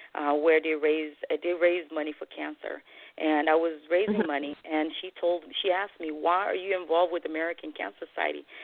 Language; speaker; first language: English; non-native, fluent; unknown